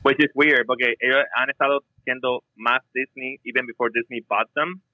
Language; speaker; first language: Spanish; native; Spanish